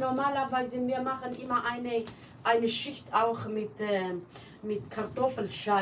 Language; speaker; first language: German; non-native, learner; Kurdish